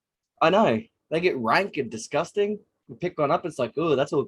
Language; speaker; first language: English; native; English